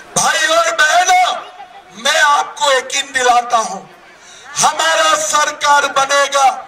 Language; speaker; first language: Hindi; non-native, local second language; Assamese